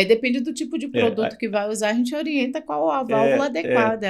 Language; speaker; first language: Portuguese; native; Portuguese